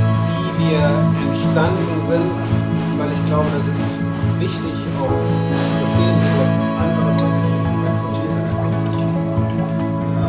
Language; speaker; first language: German; non-native, local second language; Luxembourgish